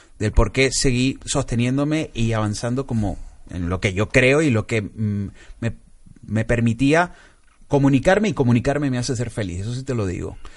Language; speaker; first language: Spanish; native; Spanish